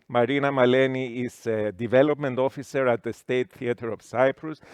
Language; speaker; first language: English; non-native, fluent; Greek